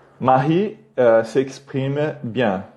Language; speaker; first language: French; non-native, fluent; Portuguese